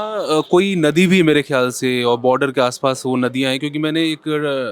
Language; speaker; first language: Hindi; native; Hindi